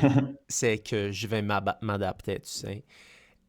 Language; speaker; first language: French; non-native, fluent; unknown